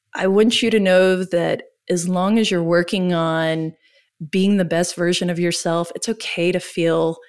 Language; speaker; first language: English; native; English